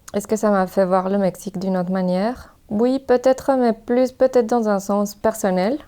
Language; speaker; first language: French; non-native, fluent; Spanish